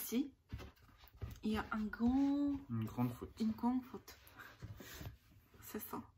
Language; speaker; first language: French; non-native, learner; Korean